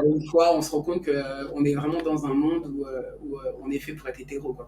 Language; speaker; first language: French; native; French